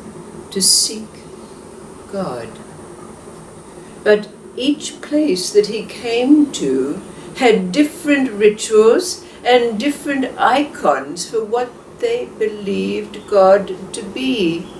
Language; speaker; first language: English; native; English